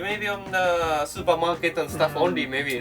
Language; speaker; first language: English; non-native, learner; Japanese